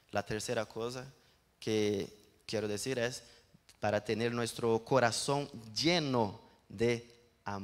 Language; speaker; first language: Spanish; non-native, learner; Portuguese